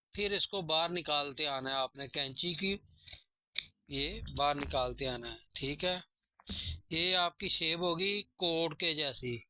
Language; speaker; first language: Urdu; non-native, local second language; Punjabi